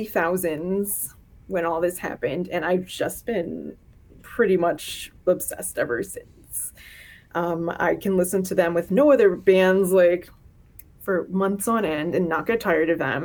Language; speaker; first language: English; native; English